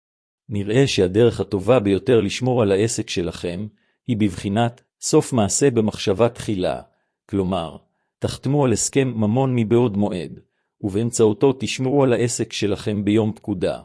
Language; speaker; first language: Hebrew; native; Hebrew